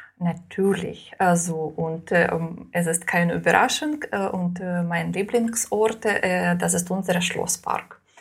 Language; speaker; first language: German; non-native, learner; Ukrainian